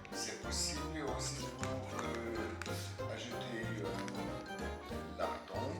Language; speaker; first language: French; non-native, learner; English